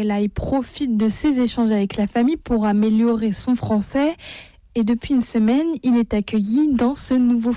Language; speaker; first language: French; native; French